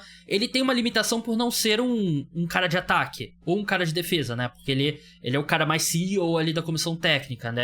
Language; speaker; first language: Portuguese; native; Portuguese